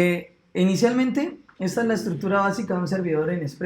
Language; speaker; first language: Spanish; native; Spanish